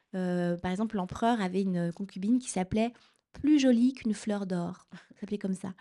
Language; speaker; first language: French; native; French